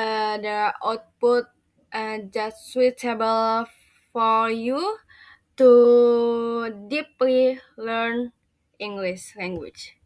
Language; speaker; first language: English; non-native, learner; Indonesian